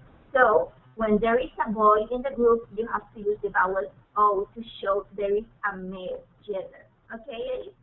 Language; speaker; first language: English; non-native, fluent; Spanish